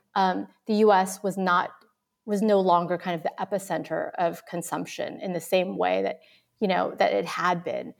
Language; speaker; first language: English; early bilingual, other home language; Vietnamese